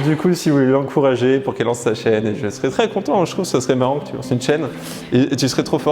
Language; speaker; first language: French; native; French